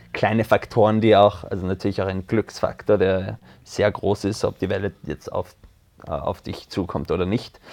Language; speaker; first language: German; early bilingual, other home language; French